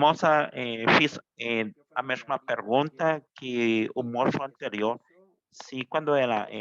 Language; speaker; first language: Portuguese; non-native, fluent; Spanish